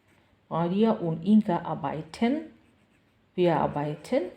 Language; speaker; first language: German; non-native, learner; Bangla